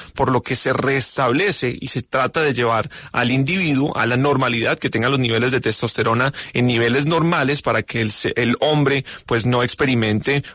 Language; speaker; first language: Spanish; native; Spanish